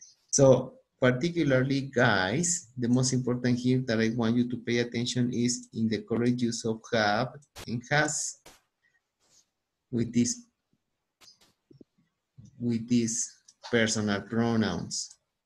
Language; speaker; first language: English; non-native, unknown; Spanish